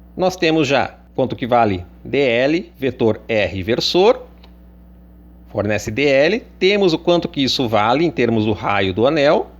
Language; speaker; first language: Portuguese; native; Portuguese